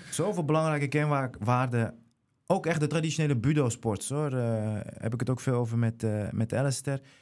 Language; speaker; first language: Dutch; native; Dutch